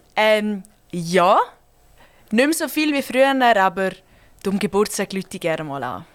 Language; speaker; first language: German; native; German